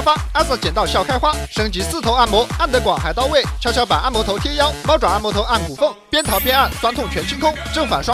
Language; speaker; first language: Chinese; native; Chinese